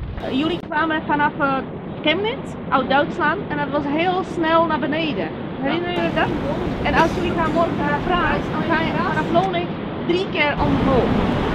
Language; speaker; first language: Dutch; non-native, fluent; Czech